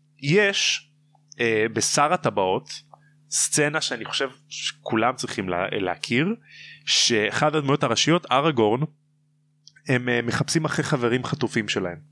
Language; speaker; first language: Hebrew; native; Hebrew